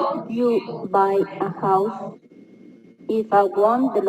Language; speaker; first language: English; non-native, learner; Spanish